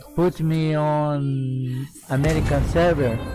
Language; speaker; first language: English; non-native, learner; Portuguese